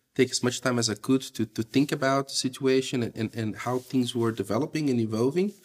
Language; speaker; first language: English; non-native, fluent; Portuguese